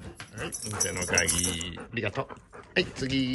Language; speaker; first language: Japanese; native; Japanese